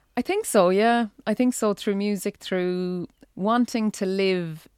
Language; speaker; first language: English; native; English